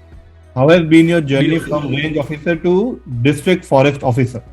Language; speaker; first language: English; non-native, local second language; Hindi